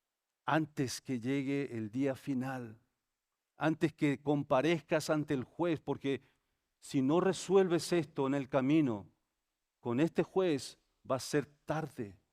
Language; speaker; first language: Spanish; native; Spanish